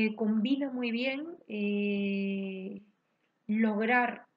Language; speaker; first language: Spanish; native; Spanish